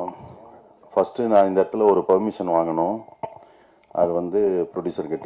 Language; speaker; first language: Tamil; native; Tamil